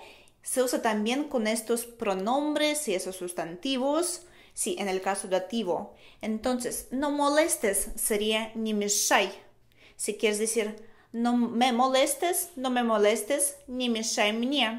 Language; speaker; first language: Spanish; non-native, fluent; Russian